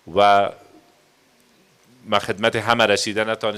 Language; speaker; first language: Persian; native; Persian